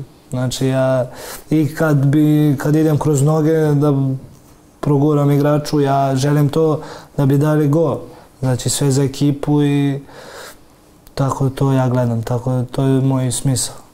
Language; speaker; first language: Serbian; early bilingual, heritage; Serbian